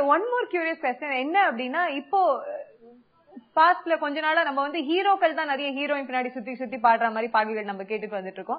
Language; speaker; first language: Tamil; native; Tamil